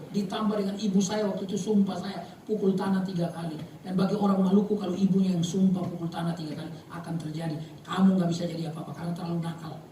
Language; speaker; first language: Indonesian; native; Indonesian